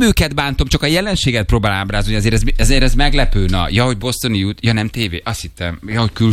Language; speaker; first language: Hungarian; native; Hungarian